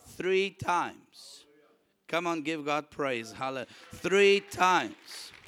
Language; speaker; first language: English; non-native, local second language; Afrikaans